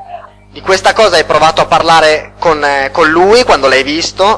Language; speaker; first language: Italian; native; Italian